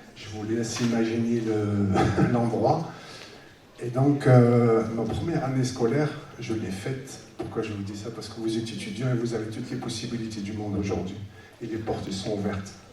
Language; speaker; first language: French; early bilingual, other home language; Tachelhit